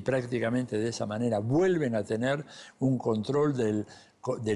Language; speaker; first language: Spanish; native; Spanish